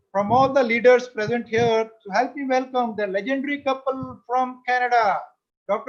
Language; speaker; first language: English; non-native, local second language; Hindi